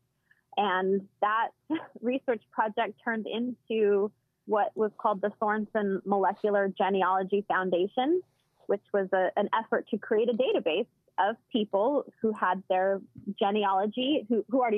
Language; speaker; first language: English; native; English